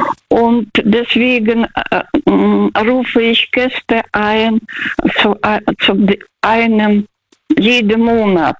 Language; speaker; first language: German; non-native, fluent; Russian